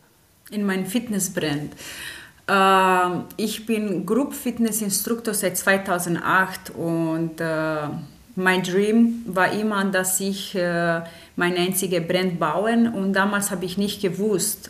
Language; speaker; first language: German; non-native, fluent; Romanian